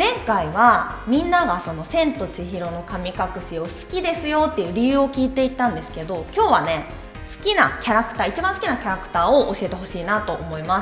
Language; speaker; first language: Japanese; native; Japanese